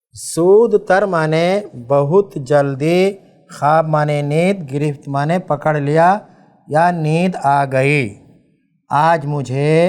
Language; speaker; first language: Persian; non-native, fluent; Urdu